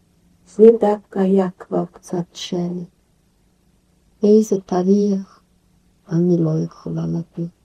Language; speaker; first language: Hebrew; non-native, fluent; Yiddish